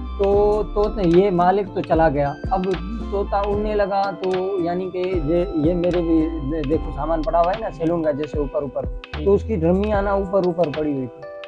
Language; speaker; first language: Urdu; non-native, local second language; Sindhi